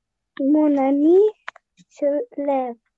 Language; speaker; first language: French; non-native, learner; Russian